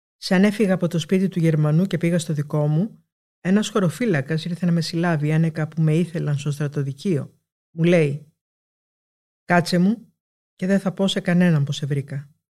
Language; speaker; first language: Greek; native; Greek